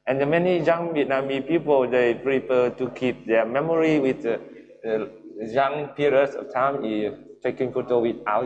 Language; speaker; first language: English; non-native, learner; Vietnamese